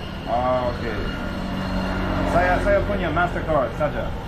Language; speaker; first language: Indonesian; non-native, learner; English